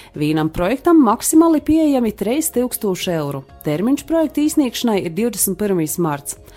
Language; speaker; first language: Latvian; native; Latvian